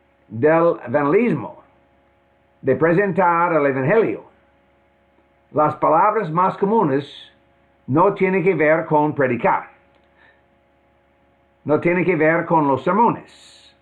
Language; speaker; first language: Spanish; non-native, fluent; English